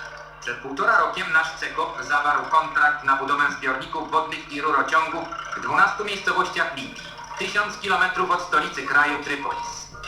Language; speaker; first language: Polish; native; Polish